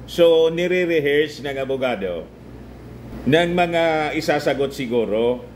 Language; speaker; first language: Filipino; native; Filipino